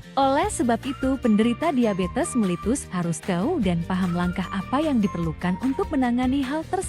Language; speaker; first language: Indonesian; native; Indonesian